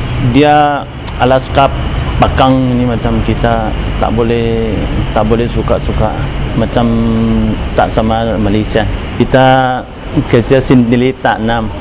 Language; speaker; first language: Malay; non-native, learner; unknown